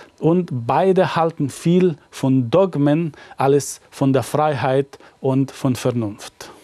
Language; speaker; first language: German; non-native, fluent; Arabic